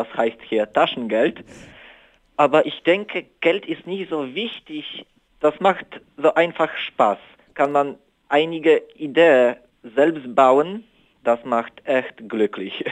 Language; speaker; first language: German; non-native, learner; Polish